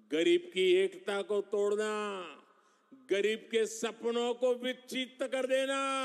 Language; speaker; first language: Hindi; non-native, local second language; Gujarati